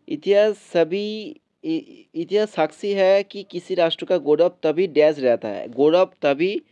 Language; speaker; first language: Hindi; non-native, local second language; Bangla